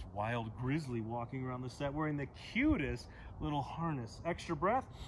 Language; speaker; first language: English; native; English